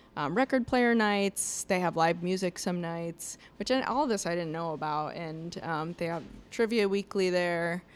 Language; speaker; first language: English; native; English